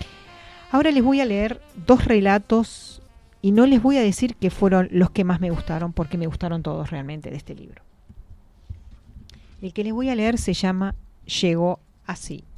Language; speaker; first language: Spanish; native; Spanish